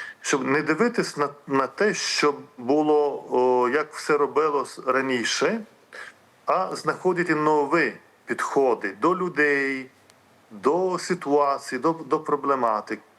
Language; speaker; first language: Ukrainian; non-native, fluent; Lithuanian